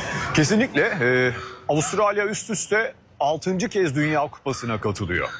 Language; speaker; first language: Turkish; native; Turkish